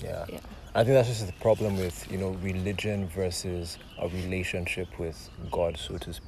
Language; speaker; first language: English; non-native, local second language; Yoruba